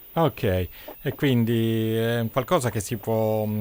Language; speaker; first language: Italian; native; Italian